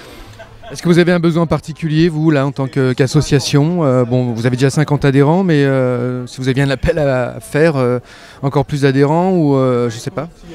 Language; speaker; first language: French; native; French